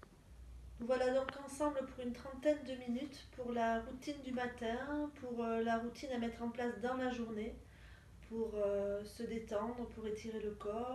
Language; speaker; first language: French; native; French